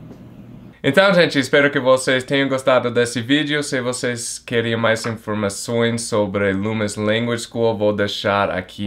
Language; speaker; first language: Portuguese; non-native, fluent; English